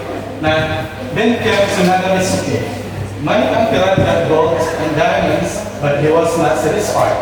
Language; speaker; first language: English; non-native, fluent; Indonesian